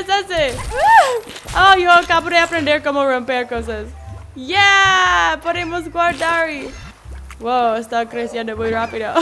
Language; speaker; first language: Spanish; non-native, learner; English